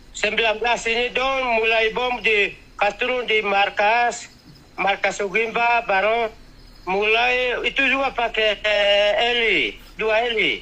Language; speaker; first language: Indonesian; non-native, local second language; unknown